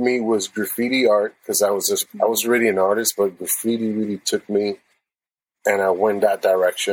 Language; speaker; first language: English; non-native, fluent; Spanish